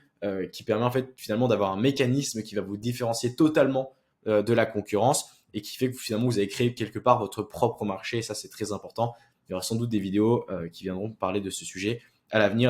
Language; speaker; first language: French; native; French